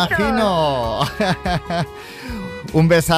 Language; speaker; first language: Spanish; native; Spanish